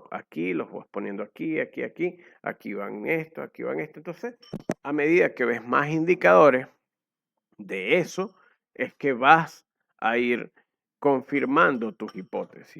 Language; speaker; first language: Spanish; native; Spanish